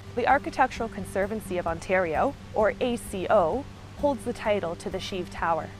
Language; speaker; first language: English; native; English